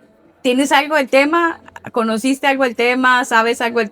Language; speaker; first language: Spanish; native; Spanish